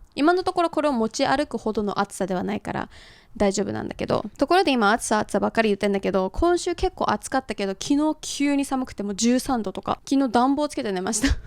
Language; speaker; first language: Japanese; early bilingual, heritage; Japanese